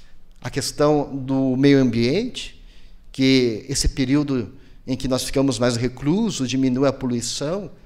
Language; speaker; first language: Portuguese; native; Portuguese